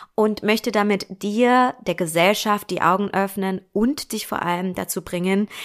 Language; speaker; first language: German; native; German